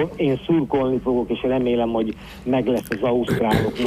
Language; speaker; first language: Hungarian; native; Hungarian